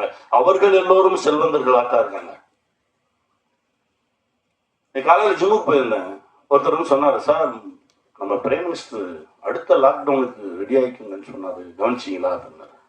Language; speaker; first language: Tamil; native; Tamil